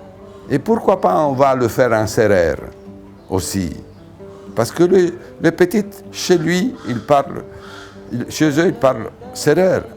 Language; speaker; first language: French; non-native, fluent; Italian